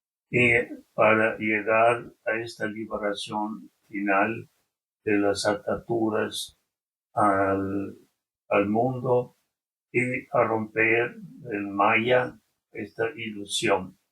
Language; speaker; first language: Spanish; non-native, fluent; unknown